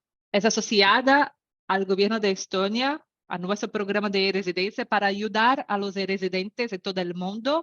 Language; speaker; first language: Spanish; non-native, learner; Portuguese